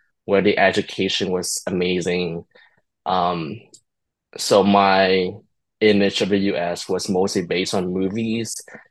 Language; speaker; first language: English; early bilingual, other home language; Vietnamese